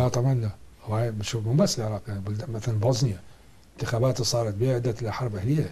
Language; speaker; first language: Arabic; native; Arabic